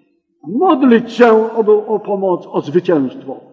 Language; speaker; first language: Polish; native; Polish